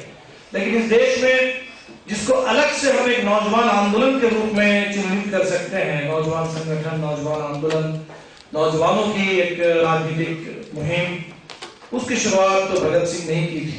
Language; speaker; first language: Hindi; native; Hindi